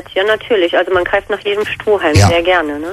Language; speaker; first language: German; native; German